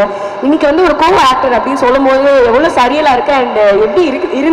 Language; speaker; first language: Tamil; native; Tamil